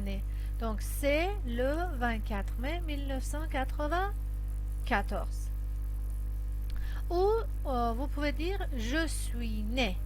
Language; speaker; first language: French; non-native, fluent; Persian